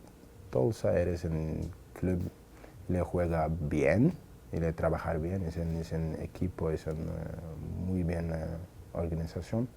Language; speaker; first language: Spanish; non-native, learner; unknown